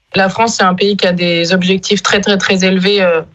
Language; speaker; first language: French; native; French